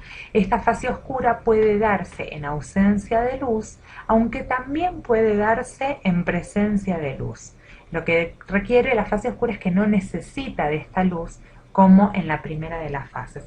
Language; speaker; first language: Spanish; native; Spanish